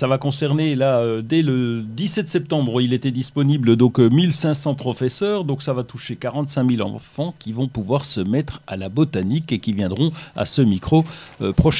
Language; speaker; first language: French; native; French